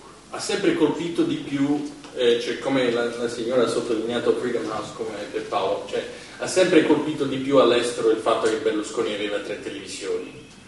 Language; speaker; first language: Italian; non-native, fluent; English